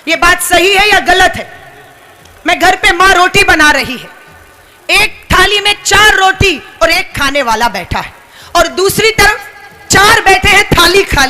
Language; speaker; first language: Hindi; native; Hindi